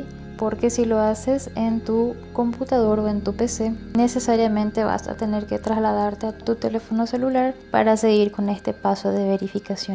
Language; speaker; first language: Spanish; native; Spanish